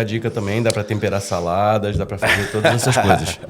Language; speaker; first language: Portuguese; native; Portuguese